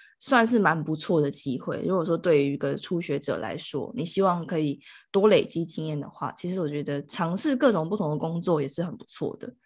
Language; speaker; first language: Chinese; native; Chinese